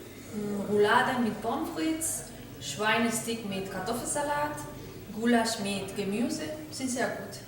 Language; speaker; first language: German; non-native, learner; Spanish